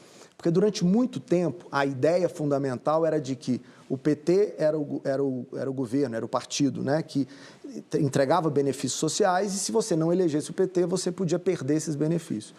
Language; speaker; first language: Portuguese; native; Portuguese